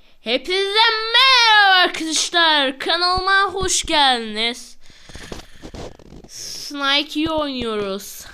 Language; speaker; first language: Turkish; native; Turkish